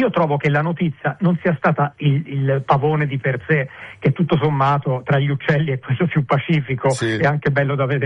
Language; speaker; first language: Italian; native; Italian